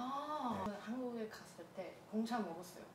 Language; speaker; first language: Korean; non-native, learner; Chinese